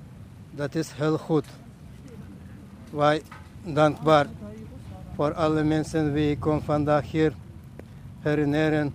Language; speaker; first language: Dutch; non-native, learner; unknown